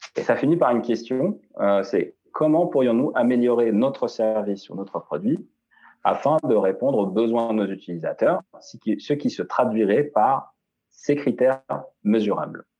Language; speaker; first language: French; non-native, local second language; Arabic